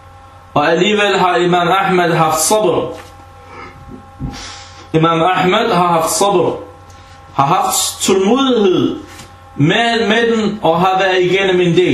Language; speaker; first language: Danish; early bilingual, other home language; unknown